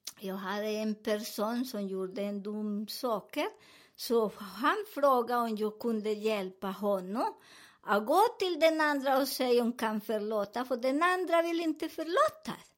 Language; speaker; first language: Swedish; non-native, learner; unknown